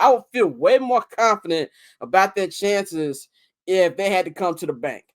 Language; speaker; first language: English; native; English